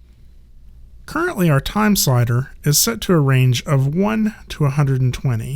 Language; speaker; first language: English; native; English